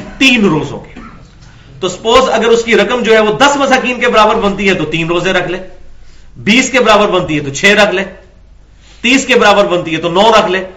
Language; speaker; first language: Urdu; non-native, local second language; Punjabi